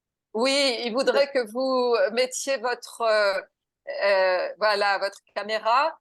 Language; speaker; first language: French; non-native, fluent; Portuguese